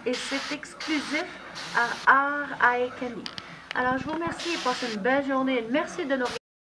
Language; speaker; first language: French; native; French